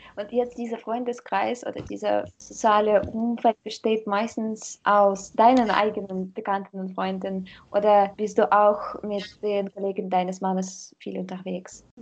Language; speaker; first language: German; non-native, fluent; Russian